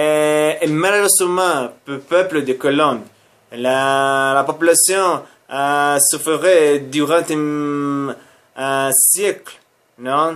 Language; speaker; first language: French; non-native, learner; Spanish